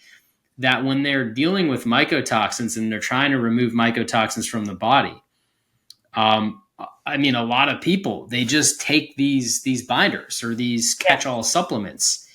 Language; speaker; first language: English; native; English